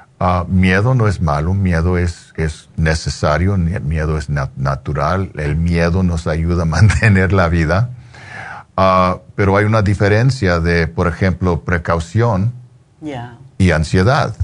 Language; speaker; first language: Spanish; early bilingual, heritage; Spanish